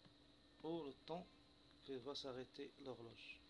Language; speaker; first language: French; non-native, local second language; Arabic